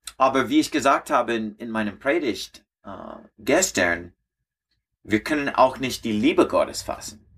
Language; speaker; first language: German; non-native, learner; English